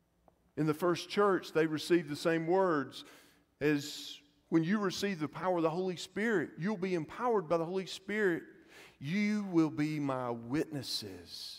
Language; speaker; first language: English; native; English